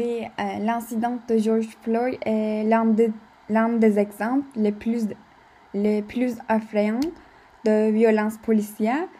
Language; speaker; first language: French; non-native, learner; Turkish